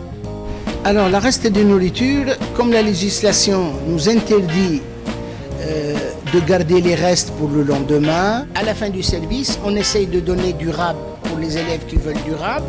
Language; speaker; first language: French; native; French